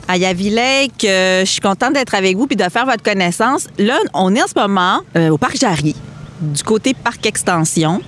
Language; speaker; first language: French; native; French